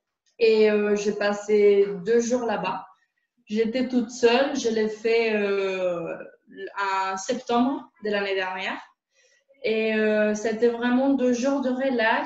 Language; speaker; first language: French; non-native, fluent; Spanish